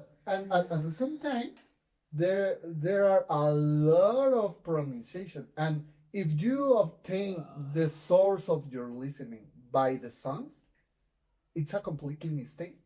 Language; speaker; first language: English; non-native, fluent; Spanish